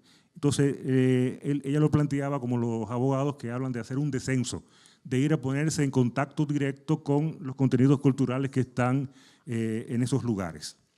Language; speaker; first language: Spanish; native; Spanish